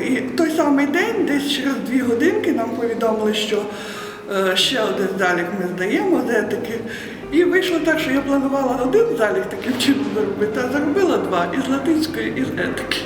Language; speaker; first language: Ukrainian; native; Ukrainian